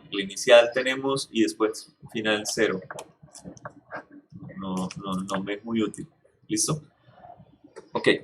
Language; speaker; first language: Spanish; native; Spanish